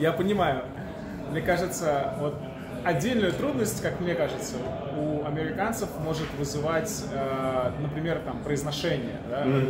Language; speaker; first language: Russian; native; Russian